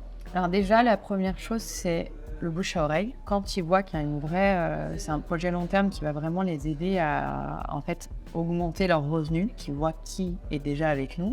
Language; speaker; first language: French; native; French